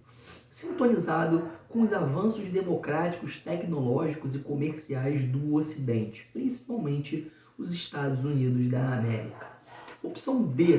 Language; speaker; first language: Portuguese; native; Portuguese